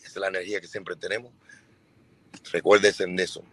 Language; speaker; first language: Spanish; early bilingual, other home language; English